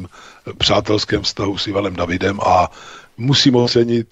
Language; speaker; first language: Czech; native; Czech